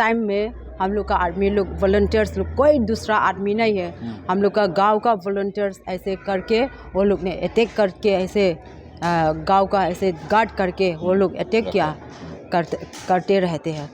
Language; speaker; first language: Hindi; non-native, local second language; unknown